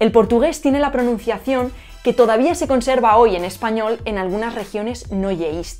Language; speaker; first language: Spanish; native; Spanish